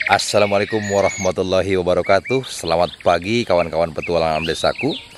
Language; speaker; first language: Indonesian; non-native, local second language; Sundanese